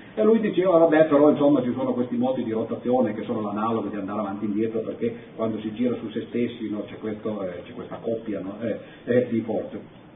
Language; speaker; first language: Italian; native; Italian